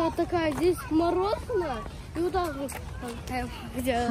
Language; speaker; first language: Russian; native; Russian